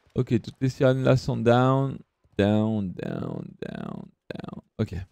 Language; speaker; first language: French; early bilingual, other home language; Italian